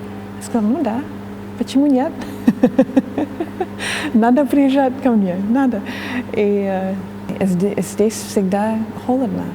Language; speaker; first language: Russian; non-native, fluent; English